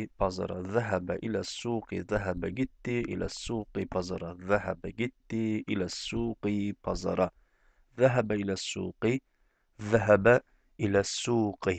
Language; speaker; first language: Arabic; non-native, fluent; Turkish